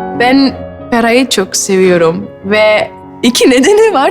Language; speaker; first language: Turkish; early bilingual, heritage; Turkish